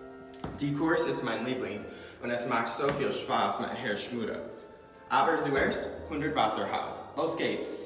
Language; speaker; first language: German; non-native, learner; English